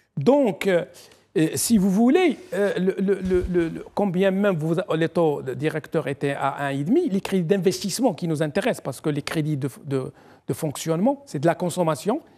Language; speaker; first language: French; non-native, local second language; Arabic